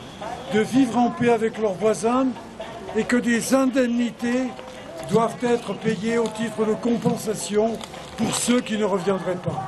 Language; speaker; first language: French; native; French